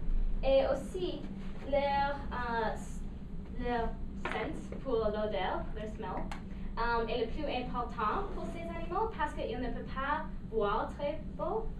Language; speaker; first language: French; non-native, local second language; English